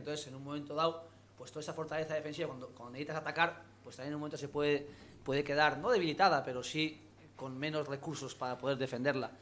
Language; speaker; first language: Spanish; native; Spanish